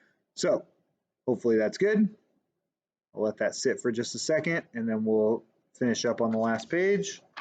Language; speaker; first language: English; native; English